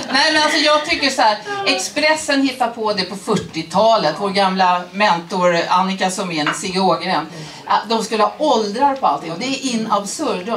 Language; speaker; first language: Swedish; native; Swedish